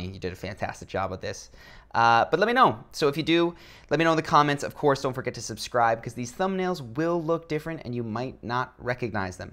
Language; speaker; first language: English; native; English